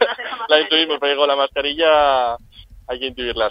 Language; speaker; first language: Spanish; native; Spanish